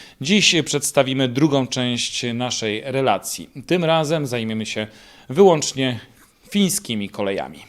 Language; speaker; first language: Polish; native; Polish